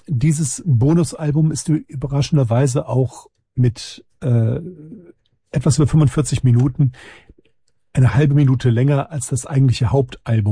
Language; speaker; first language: German; native; German